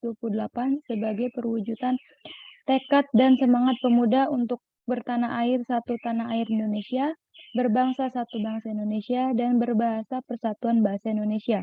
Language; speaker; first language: Indonesian; native; Indonesian